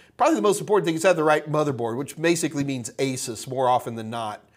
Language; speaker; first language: English; native; English